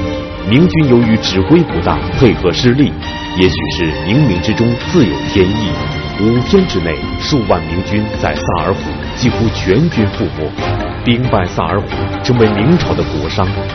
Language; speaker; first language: Chinese; native; Chinese